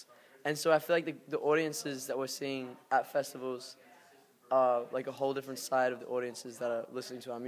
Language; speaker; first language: English; native; English